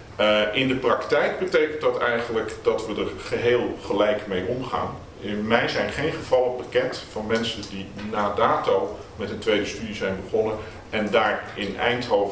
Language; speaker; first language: Dutch; native; Dutch